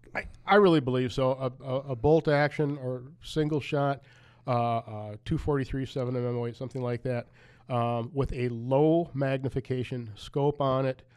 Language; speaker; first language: English; native; English